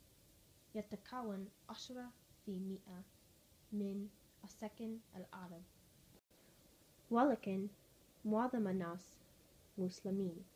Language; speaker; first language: Arabic; non-native, learner; English